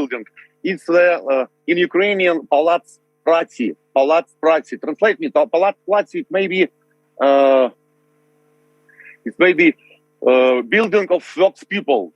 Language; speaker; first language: English; non-native, learner; Russian